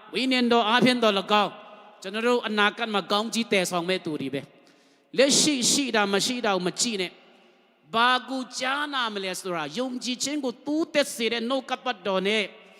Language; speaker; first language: Burmese; non-native, local second language; Tedim Chin